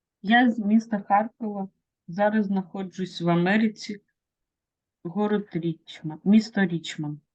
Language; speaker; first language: Ukrainian; non-native, local second language; Russian